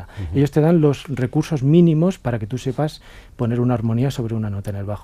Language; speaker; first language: Spanish; native; Spanish